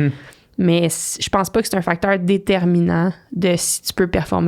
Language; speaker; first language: French; native; French